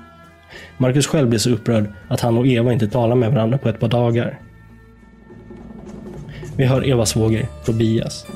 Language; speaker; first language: Swedish; native; Swedish